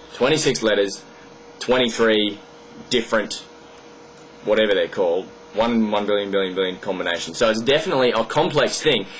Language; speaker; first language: English; native; English